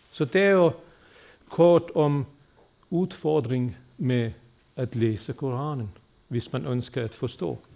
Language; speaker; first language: Danish; native; Danish